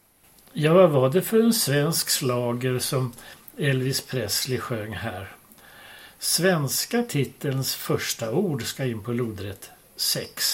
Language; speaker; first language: Swedish; native; Swedish